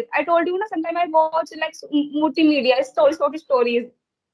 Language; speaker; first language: English; non-native, learner; Hindi